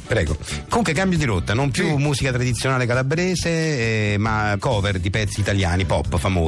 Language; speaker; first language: Italian; native; Italian